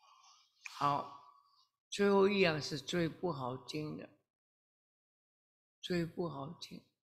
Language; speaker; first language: Chinese; early bilingual, heritage; Chinese